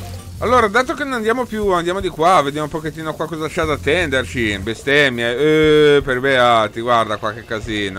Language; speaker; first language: Italian; native; Italian